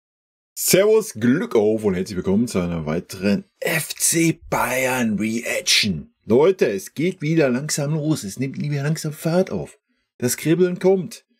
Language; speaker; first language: German; native; German